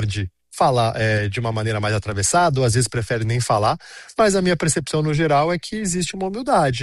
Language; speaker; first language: Portuguese; native; Portuguese